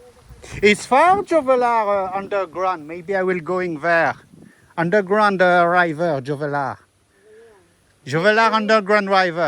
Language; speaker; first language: English; non-native, learner; French